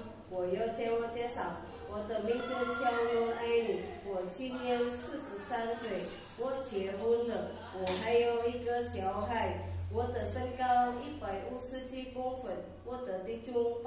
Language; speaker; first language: Chinese; non-native, learner; Indonesian